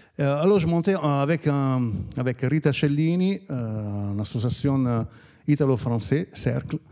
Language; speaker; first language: French; non-native, fluent; Italian